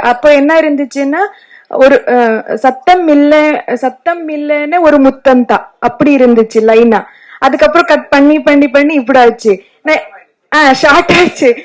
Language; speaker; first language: Tamil; non-native, learner; Kannada